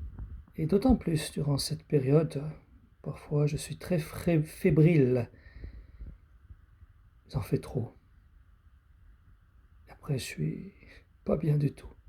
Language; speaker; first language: French; native; French